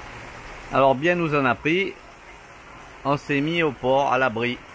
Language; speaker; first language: French; native; French